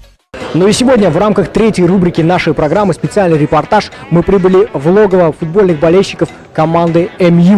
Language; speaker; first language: Russian; native; Russian